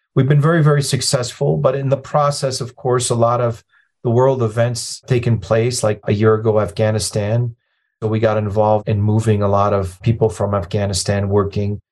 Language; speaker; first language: English; early bilingual, other home language; Arabic